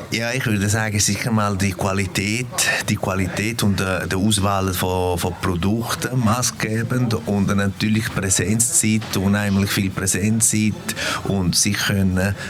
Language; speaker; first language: German; non-native, fluent; Italian